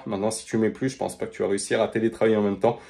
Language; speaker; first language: French; native; French